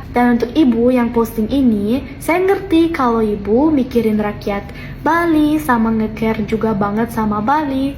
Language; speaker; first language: Indonesian; non-native, fluent; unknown